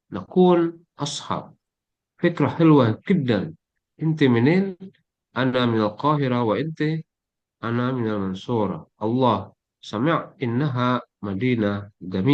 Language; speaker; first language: Arabic; non-native, fluent; Indonesian